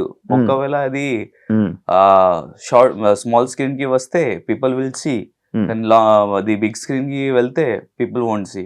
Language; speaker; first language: Telugu; non-native, learner; Hindi